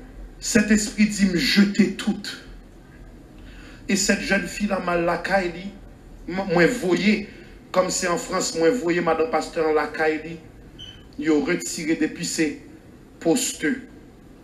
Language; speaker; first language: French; non-native, local second language; Haitian Creole